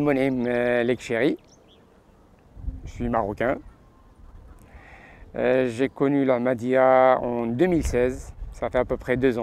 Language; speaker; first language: French; non-native, local second language; Arabic